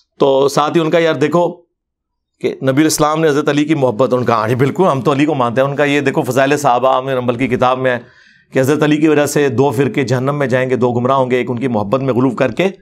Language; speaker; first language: Urdu; non-native, local second language; Punjabi